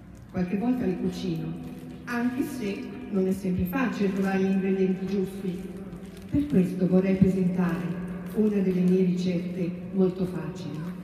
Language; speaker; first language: Italian; non-native, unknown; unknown